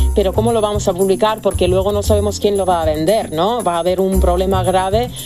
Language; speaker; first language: Spanish; non-native, fluent; Serbian